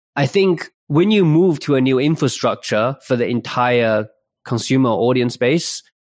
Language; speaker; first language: English; early bilingual, other home language; Chinese